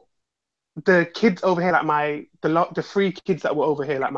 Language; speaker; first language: English; native; English